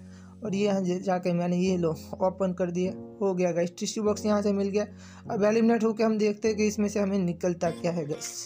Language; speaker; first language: Hindi; native; Hindi